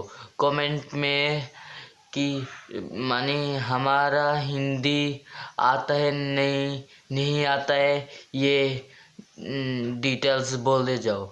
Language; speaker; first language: Hindi; non-native, learner; Bangla